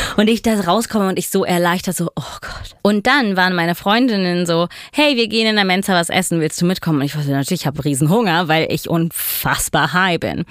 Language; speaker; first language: German; non-native, fluent; Italian